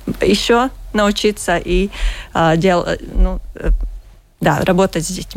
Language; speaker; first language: Russian; non-native, learner; Latvian